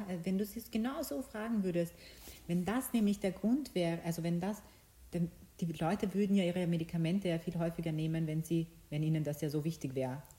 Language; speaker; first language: German; early bilingual, other home language; Bosnian